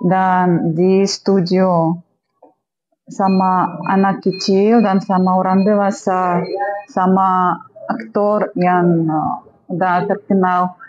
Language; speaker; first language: Indonesian; non-native, fluent; Russian